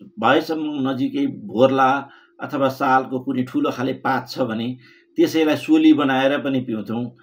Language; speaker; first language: Nepali; native; Nepali